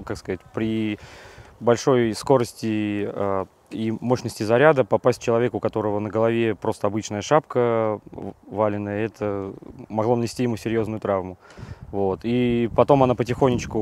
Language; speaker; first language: Russian; native; Russian